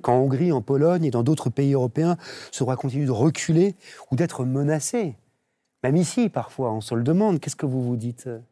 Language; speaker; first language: French; native; French